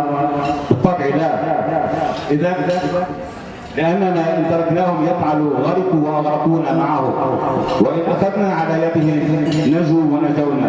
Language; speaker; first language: Arabic; native; Arabic